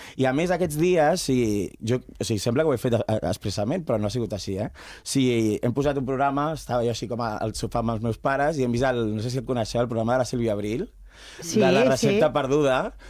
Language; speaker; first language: Catalan; non-native, local second language; Spanish